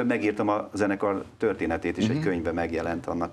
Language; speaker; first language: Hungarian; native; Hungarian